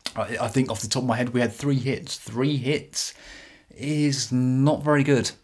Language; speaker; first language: English; native; English